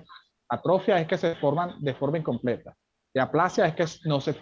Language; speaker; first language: Spanish; native; Spanish